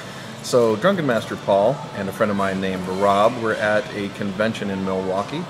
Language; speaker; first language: English; native; English